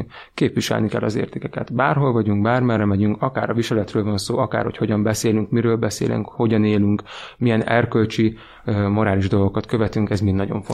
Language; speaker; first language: Hungarian; native; Hungarian